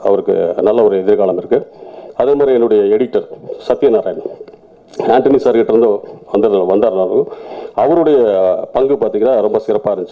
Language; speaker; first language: Tamil; native; Tamil